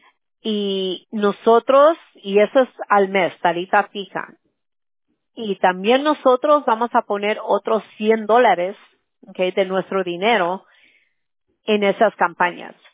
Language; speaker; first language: Spanish; early bilingual, other home language; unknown